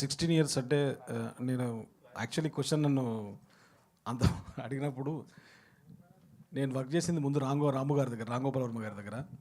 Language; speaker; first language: Telugu; native; Telugu